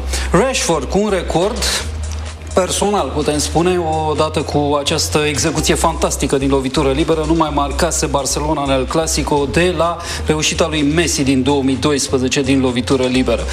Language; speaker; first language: Romanian; native; Romanian